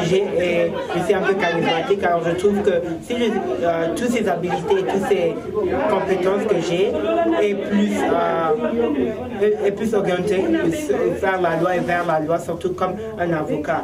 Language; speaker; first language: French; early bilingual, other home language; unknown